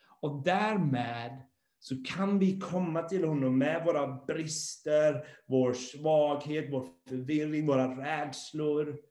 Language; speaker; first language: Swedish; non-native, fluent; English